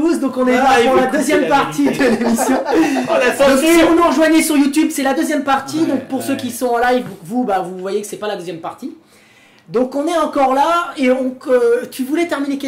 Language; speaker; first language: French; native; French